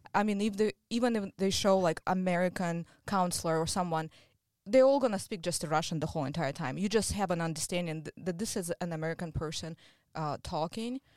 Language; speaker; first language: English; non-native, fluent; Russian